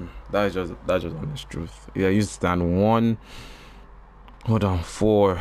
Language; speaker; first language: English; native; English